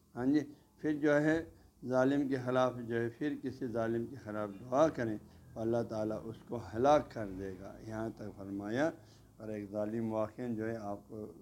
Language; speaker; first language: Urdu; non-native, local second language; Balti